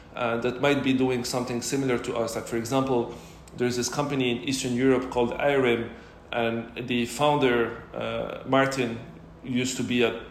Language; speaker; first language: English; non-native, fluent; Arabic